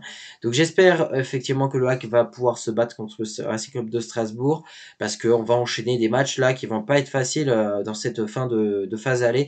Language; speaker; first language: French; native; French